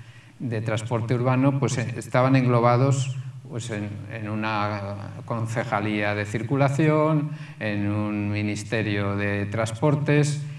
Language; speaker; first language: Spanish; native; Spanish